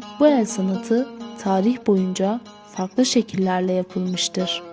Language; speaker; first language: Turkish; native; Turkish